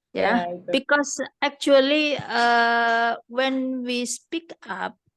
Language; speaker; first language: English; non-native, fluent; Indonesian